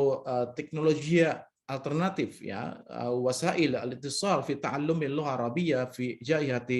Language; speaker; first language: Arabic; non-native, fluent; Indonesian